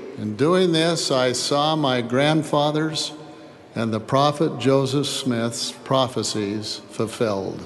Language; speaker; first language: English; native; English